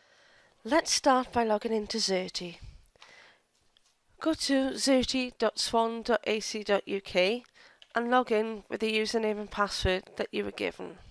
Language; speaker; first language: English; native; English